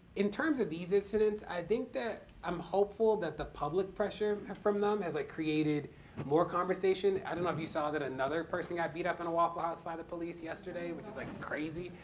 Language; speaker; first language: English; native; English